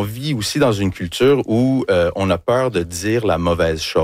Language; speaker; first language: French; non-native, local second language; English